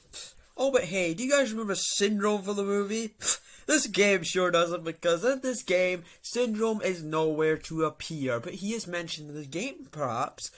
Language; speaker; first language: English; native; English